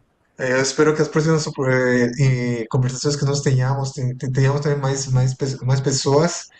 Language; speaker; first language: Portuguese; non-native, fluent; Spanish